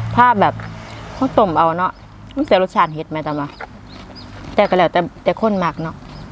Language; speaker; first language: Thai; native; Thai